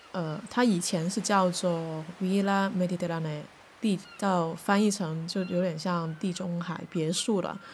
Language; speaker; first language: Chinese; non-native, local second language; Cantonese